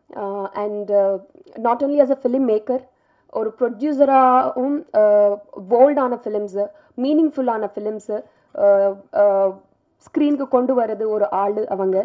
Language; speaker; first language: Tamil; non-native, local second language; Telugu